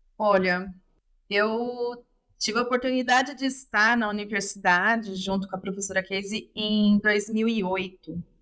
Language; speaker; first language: Portuguese; native; Portuguese